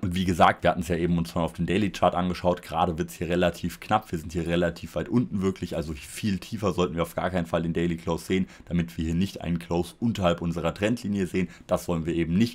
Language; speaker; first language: German; native; German